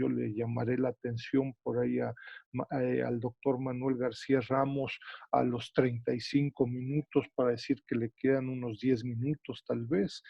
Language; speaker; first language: Spanish; native; Spanish